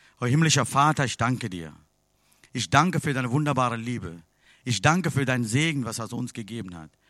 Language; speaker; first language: German; non-native, learner; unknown